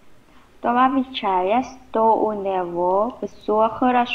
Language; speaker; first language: Russian; non-native, learner; Vietnamese